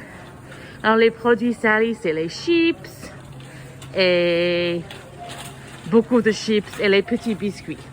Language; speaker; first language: French; non-native, fluent; English